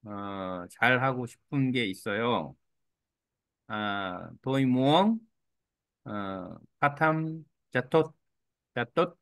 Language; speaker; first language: Korean; native; Korean